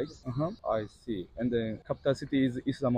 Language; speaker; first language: English; non-native, learner; Japanese